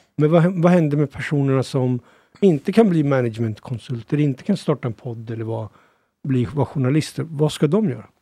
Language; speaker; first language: Swedish; early bilingual, other home language; Punjabi